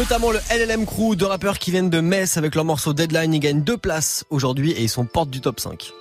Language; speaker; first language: French; native; French